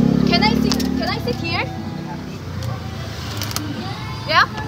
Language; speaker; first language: English; non-native, learner; Korean